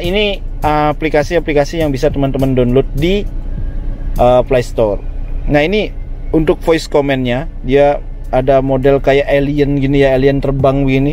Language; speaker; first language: Indonesian; native; Indonesian